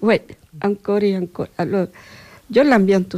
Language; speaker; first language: French; non-native, learner; Spanish